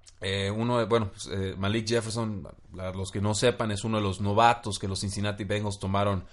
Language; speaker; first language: Spanish; native; Spanish